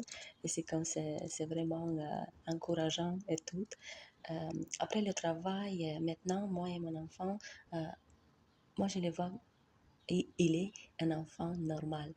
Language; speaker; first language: French; non-native, learner; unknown